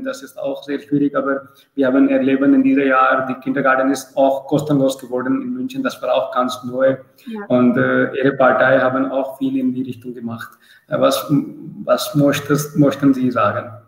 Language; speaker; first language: German; non-native, learner; Urdu